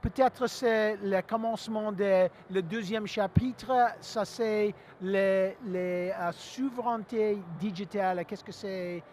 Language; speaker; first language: French; non-native, learner; English